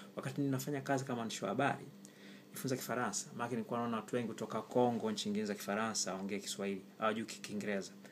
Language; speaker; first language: Swahili; non-native, local second language; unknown